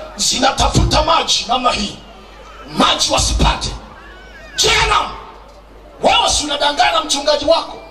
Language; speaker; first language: Swahili; native; Swahili